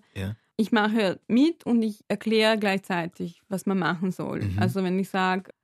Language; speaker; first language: German; non-native, fluent; Serbian